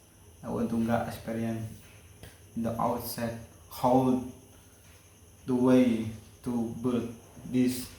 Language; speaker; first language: English; non-native, learner; Indonesian